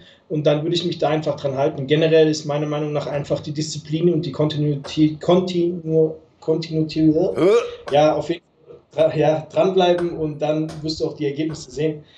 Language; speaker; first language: German; native; German